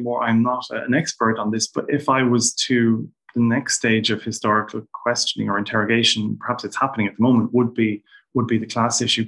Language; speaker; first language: English; native; English